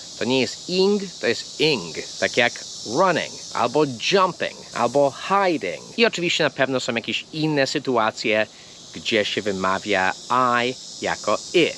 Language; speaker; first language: Polish; non-native, fluent; English